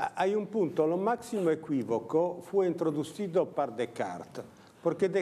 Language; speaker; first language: Spanish; non-native, learner; Italian